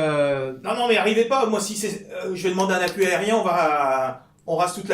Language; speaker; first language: French; native; French